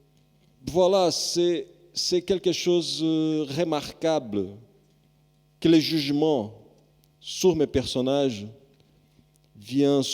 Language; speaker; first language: French; non-native, fluent; Portuguese